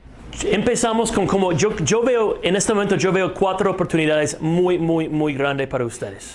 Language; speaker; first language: Spanish; non-native, fluent; English